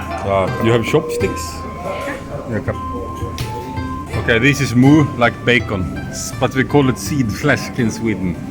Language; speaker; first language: English; non-native, learner; Swedish